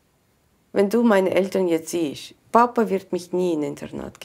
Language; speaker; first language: German; non-native, learner; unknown